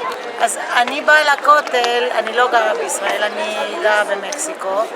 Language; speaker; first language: Hebrew; early bilingual, heritage; Hebrew